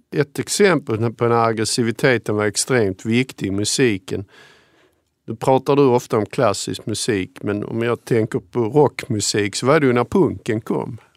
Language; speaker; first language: Swedish; native; Swedish